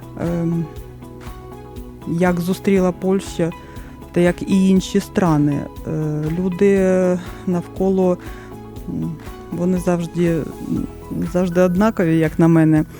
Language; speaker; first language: Ukrainian; non-native, local second language; Russian